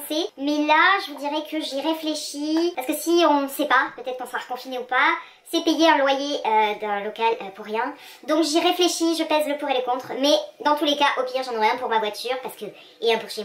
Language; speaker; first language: French; native; French